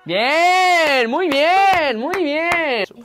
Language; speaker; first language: Spanish; native; Spanish